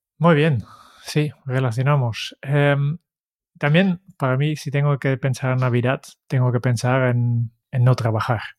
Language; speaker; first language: Spanish; non-native, fluent; Dutch